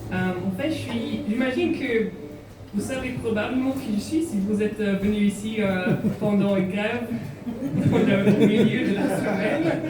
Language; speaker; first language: French; non-native, fluent; English